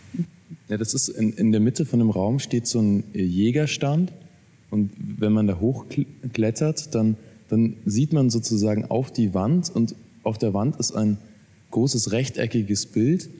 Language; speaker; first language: German; native; German